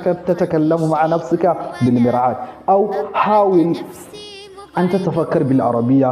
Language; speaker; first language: Arabic; non-native, fluent; Hausa